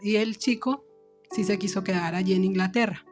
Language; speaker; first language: Spanish; native; Spanish